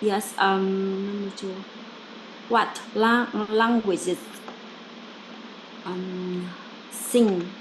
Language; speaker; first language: English; non-native, learner; Vietnamese